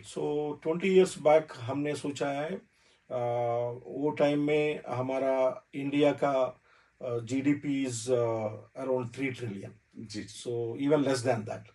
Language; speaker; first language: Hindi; non-native, learner; Telugu